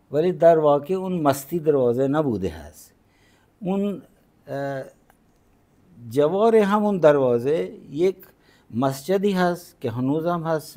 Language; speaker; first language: Persian; non-native, fluent; Punjabi